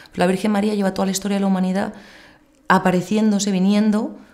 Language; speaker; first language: Spanish; native; Spanish